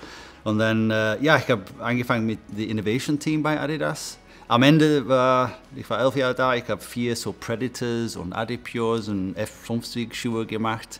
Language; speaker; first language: German; non-native, fluent; English